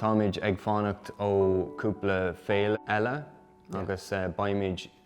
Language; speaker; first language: Irish; native; Irish